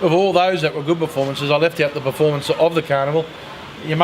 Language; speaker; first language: English; native; English